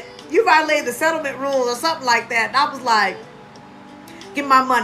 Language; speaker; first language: English; native; English